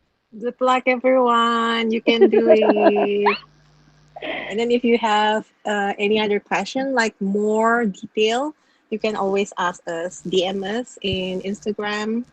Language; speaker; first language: English; non-native, local second language; Malay